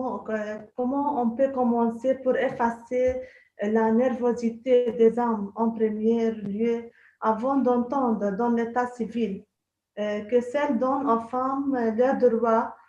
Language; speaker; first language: French; non-native, local second language; Arabic